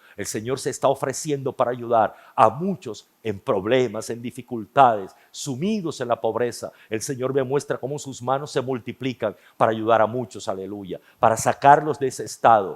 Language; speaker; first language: Spanish; native; Spanish